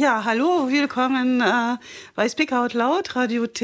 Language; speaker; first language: German; non-native, fluent; French